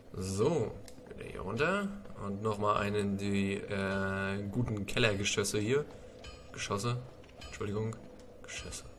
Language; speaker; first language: German; native; German